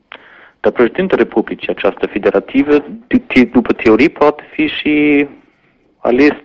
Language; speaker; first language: Romanian; non-native, fluent; German